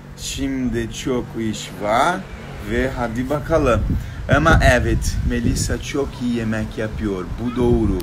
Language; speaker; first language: Turkish; non-native, learner; Portuguese